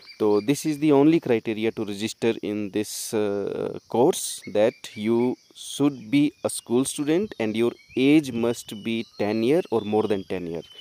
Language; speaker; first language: Hindi; native; Hindi